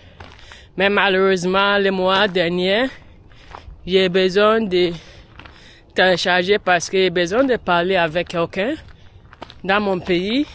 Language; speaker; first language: French; non-native, learner; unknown